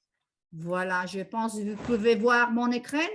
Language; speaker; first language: French; non-native, fluent; Italian